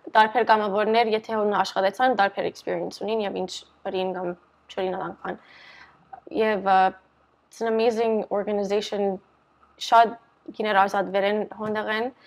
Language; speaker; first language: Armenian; early bilingual, heritage; Armenian